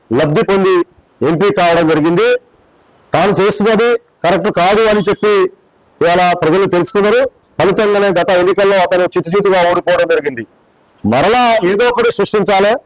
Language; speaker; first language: Telugu; non-native, local second language; Lambadi